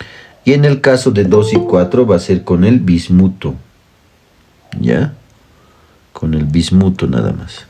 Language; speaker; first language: Spanish; native; Spanish